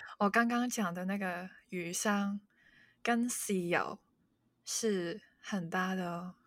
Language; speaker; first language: Chinese; non-native, local second language; Cantonese